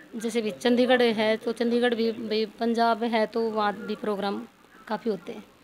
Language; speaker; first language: Hindi; native; Hindi